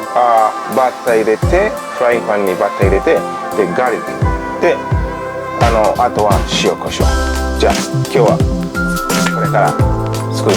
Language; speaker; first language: Japanese; non-native, learner; Swahili